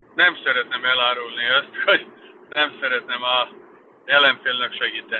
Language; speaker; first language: Hungarian; non-native, fluent; Serbian